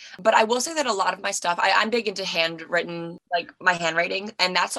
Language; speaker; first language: English; native; English